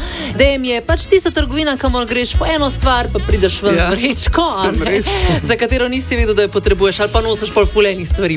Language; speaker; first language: Slovenian; native; Slovenian